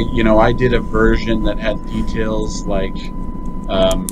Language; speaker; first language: English; native; English